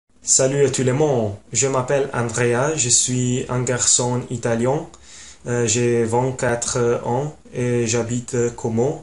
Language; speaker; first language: French; non-native, learner; Italian